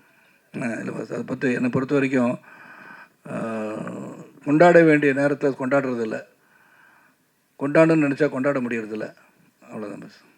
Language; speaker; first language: Tamil; native; Tamil